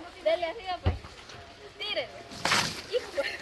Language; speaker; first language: Spanish; native; Spanish